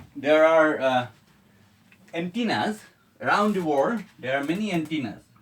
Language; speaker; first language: English; non-native, local second language; Assamese